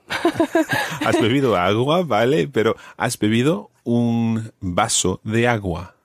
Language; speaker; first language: Spanish; non-native, fluent; English